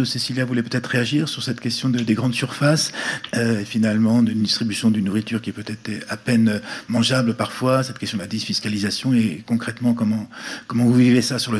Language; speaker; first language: French; native; French